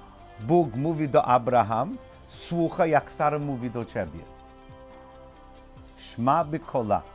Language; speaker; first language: Polish; non-native, learner; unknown